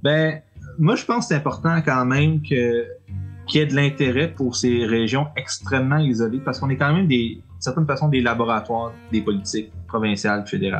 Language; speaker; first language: French; native; French